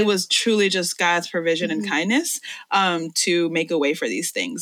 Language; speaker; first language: English; early bilingual, other home language; Spanish